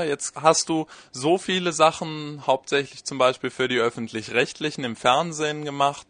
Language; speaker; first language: German; native; German